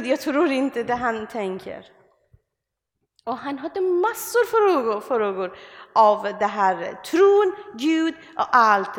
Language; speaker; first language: Swedish; non-native, learner; Persian